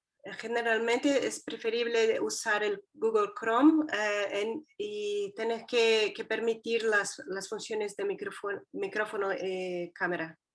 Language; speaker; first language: Spanish; non-native, fluent; Portuguese